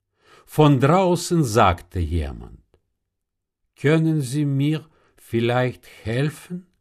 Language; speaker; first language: German; non-native, fluent; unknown